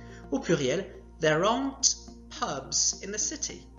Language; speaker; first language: English; non-native, fluent; French